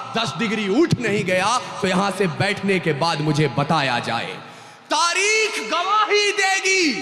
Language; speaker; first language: Hindi; native; Hindi